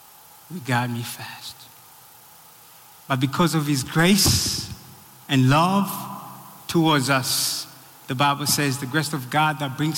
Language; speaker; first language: English; non-native, local second language; Rundi